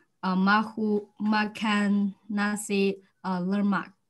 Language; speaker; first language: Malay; non-native, learner; Chinese